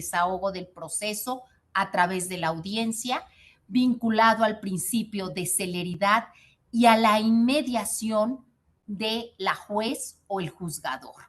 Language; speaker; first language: Spanish; native; Spanish